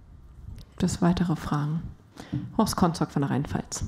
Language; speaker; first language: German; native; German